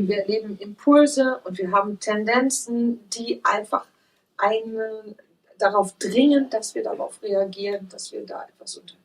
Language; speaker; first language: German; native; German